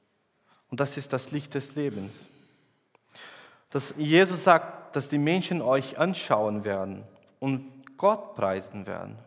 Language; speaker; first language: German; non-native, fluent; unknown